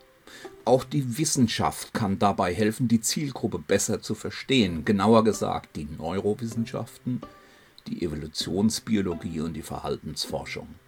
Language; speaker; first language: German; native; German